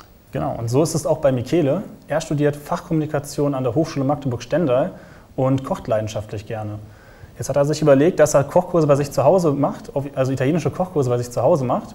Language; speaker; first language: German; native; German